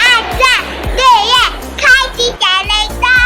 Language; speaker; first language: Chinese; native; Chinese